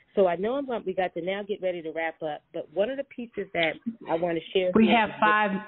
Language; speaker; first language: English; native; English